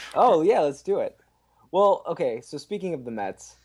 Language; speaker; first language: English; native; English